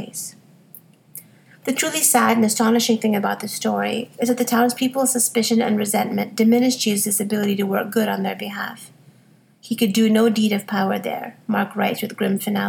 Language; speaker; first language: English; native; English